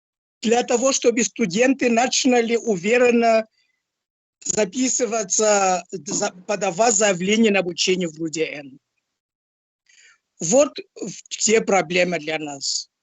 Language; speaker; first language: Russian; non-native, fluent; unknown